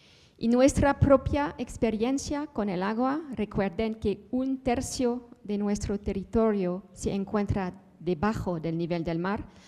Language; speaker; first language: Spanish; non-native, fluent; Dutch